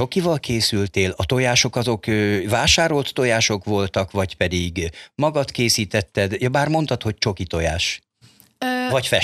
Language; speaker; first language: Hungarian; native; Hungarian